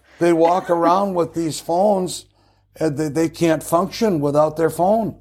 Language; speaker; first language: English; native; English